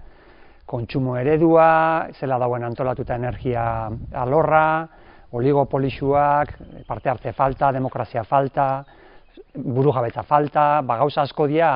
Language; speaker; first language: Basque; native; Basque